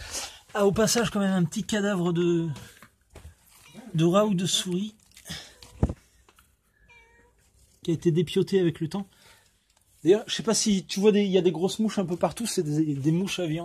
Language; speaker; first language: French; native; French